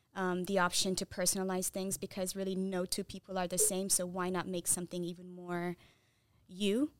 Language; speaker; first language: English; non-native, fluent; Tigrinya